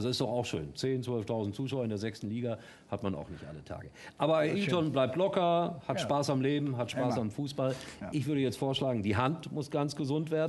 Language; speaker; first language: German; native; German